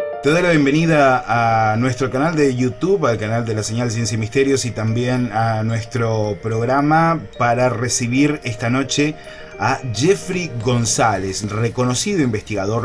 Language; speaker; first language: Spanish; native; Spanish